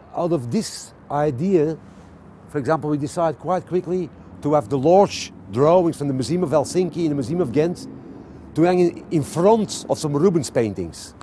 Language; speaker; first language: English; non-native, fluent; Dutch